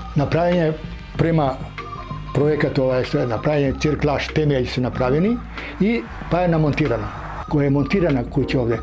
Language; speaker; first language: Macedonian; non-native, local second language; Serbian